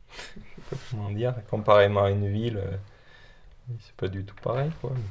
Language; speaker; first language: French; native; French